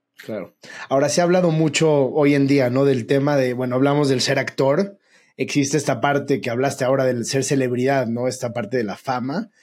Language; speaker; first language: Spanish; native; Spanish